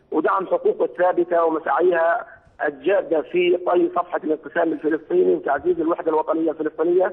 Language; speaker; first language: Arabic; native; Arabic